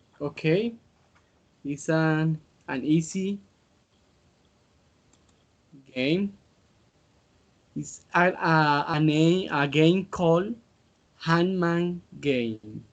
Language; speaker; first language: English; non-native, learner; Spanish